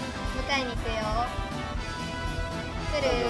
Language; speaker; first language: Japanese; non-native, learner; Thai